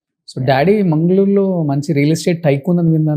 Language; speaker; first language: Telugu; native; Telugu